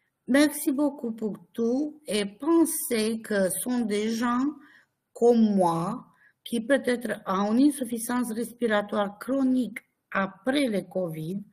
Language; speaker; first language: French; non-native, fluent; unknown